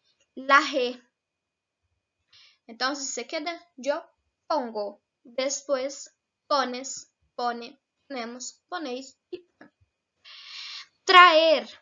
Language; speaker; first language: Spanish; non-native, fluent; Portuguese